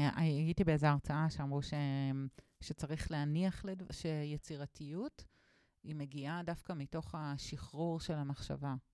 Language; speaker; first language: Hebrew; native; Hebrew